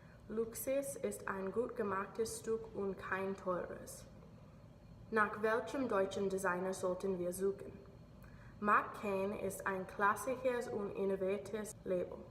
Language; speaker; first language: German; non-native, learner; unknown